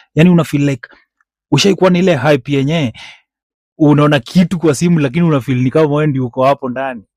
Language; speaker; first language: Swahili; native; Swahili